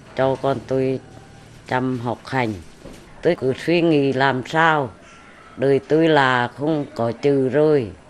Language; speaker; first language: Vietnamese; non-native, local second language; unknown